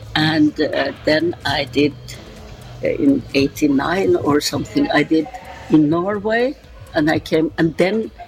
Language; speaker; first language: English; non-native, learner; Norwegian